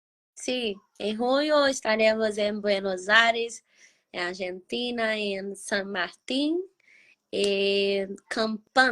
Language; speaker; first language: Spanish; non-native, learner; Portuguese